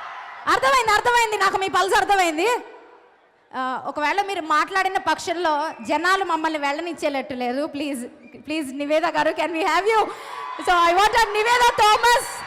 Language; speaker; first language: Telugu; native; Telugu